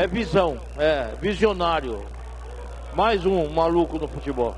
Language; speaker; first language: Portuguese; native; Portuguese